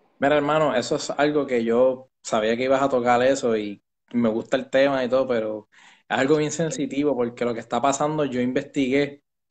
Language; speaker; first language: Spanish; native; Spanish